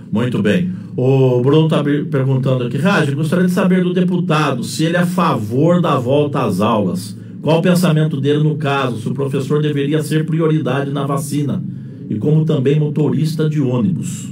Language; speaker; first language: Portuguese; native; Portuguese